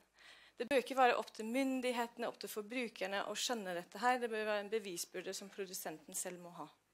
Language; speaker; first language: Norwegian; non-native, fluent; English